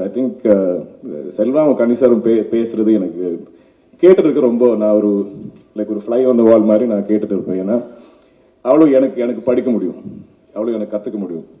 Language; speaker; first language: Tamil; non-native, local second language; Malayalam